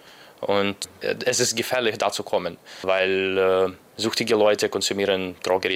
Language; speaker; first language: German; non-native, learner; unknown